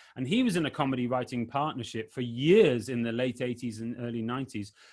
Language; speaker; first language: English; native; English